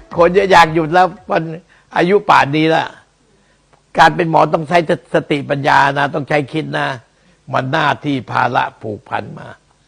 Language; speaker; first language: Thai; early bilingual, other home language; Min Nan Chinese